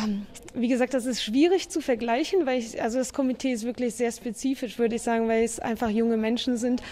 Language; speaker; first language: German; early bilingual, other home language; Polish